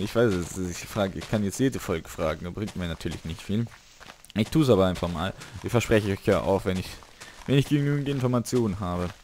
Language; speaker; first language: German; native; German